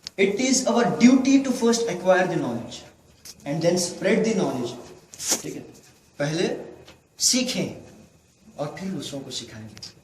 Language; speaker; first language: Urdu; native; Urdu